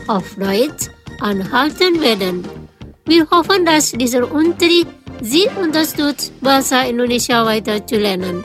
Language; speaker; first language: German; non-native, fluent; Indonesian